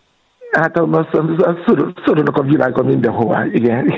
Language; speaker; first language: Hungarian; non-native, fluent; Yoruba